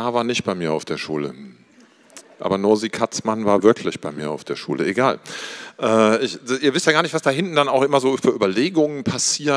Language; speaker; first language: German; native; German